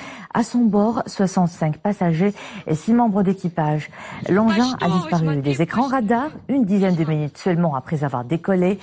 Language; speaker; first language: French; non-native, local second language; Arabic